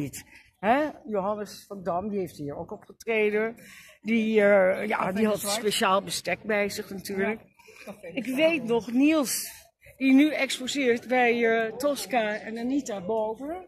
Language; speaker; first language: Dutch; native; Dutch